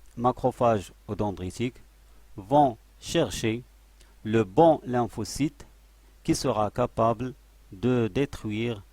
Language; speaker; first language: French; non-native, local second language; Arabic